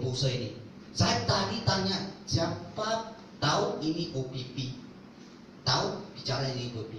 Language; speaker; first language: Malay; non-native, local second language; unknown